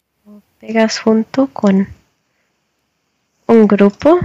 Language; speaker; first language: Spanish; non-native, learner; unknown